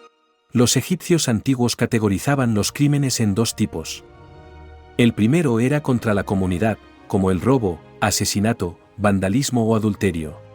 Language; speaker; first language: Spanish; native; Spanish